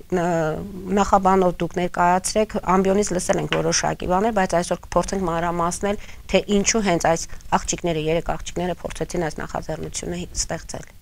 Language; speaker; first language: Armenian; native; Armenian